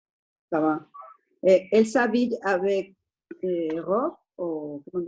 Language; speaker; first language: French; non-native, learner; Spanish